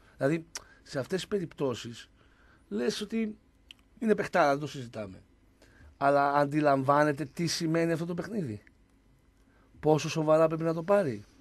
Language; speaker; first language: Greek; native; Greek